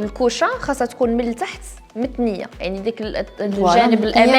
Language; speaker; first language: Arabic; native; Arabic